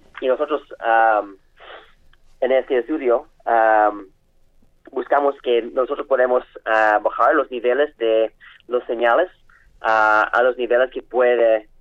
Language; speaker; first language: Spanish; non-native, learner; English